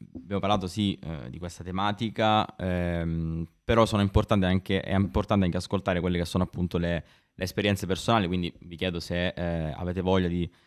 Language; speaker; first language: Italian; native; Italian